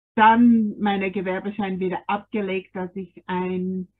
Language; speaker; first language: German; non-native, fluent; English